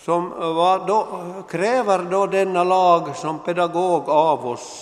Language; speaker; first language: Swedish; non-native, local second language; Finnish